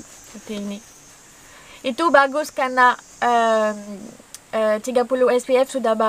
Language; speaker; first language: Indonesian; non-native, learner; French